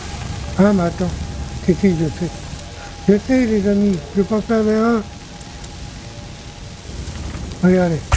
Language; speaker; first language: French; native; French